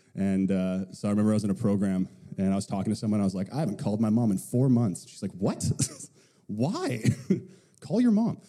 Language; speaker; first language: English; native; English